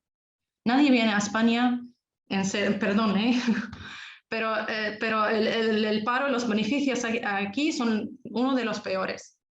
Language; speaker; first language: Spanish; non-native, fluent; Arabic